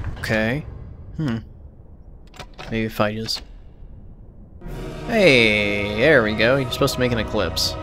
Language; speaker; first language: English; native; English